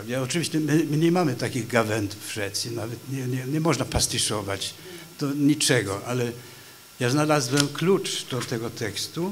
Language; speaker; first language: Polish; non-native, fluent; Swedish